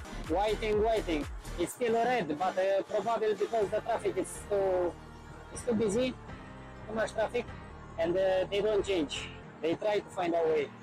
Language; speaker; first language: English; non-native, learner; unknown